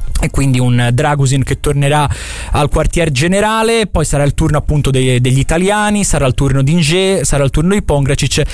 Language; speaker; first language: Italian; native; Italian